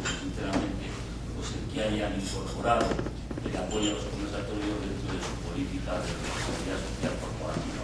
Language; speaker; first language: Spanish; native; Spanish